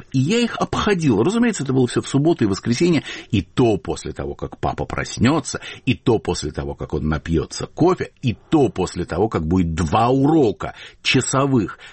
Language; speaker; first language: Russian; native; Russian